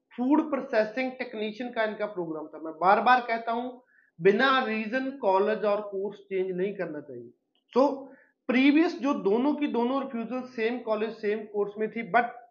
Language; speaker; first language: Hindi; non-native, local second language; Punjabi